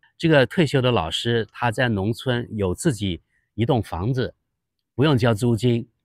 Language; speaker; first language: Chinese; native; Chinese